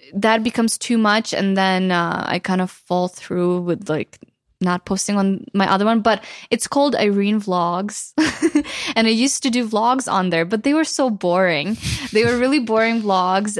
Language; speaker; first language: English; non-native, fluent; Ukrainian